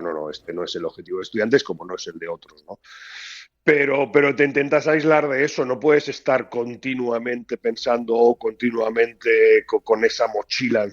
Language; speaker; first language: Spanish; native; Spanish